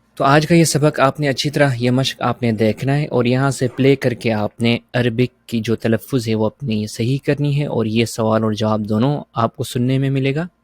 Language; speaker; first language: Urdu; native; Urdu